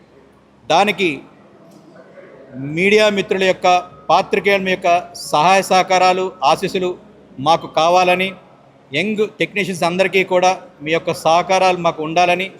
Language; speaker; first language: Telugu; native; Telugu